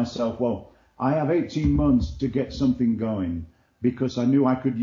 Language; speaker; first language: English; native; English